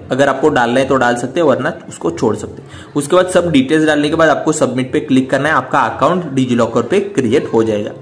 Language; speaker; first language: Hindi; non-native, local second language; Marathi